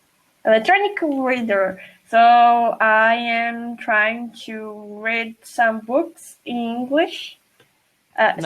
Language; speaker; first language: English; non-native, fluent; Portuguese